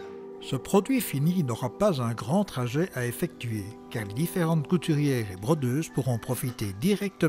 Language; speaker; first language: French; native; French